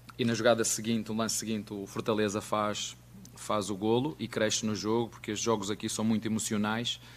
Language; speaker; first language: Portuguese; native; Portuguese